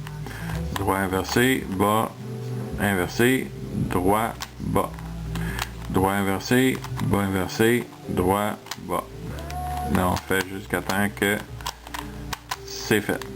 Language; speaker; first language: French; native; French